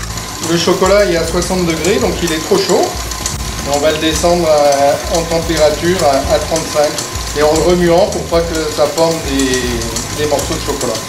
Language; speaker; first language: French; native; French